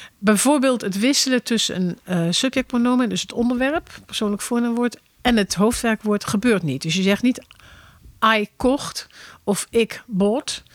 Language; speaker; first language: Dutch; native; Dutch